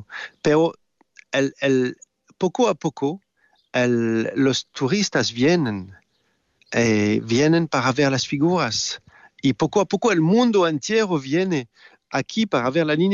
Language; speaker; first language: Spanish; non-native, learner; French